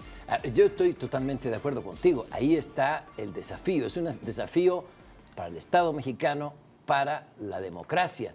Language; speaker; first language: Spanish; native; Spanish